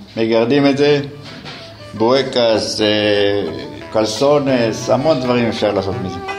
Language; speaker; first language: Hebrew; native; Hebrew